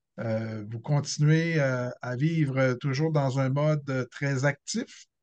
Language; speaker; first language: French; native; French